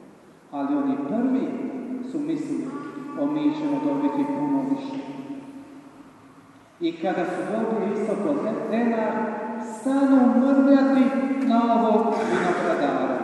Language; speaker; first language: Serbian; native; Serbian